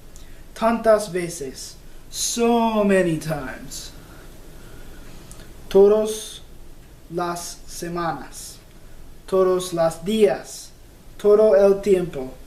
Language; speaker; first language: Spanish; non-native, learner; English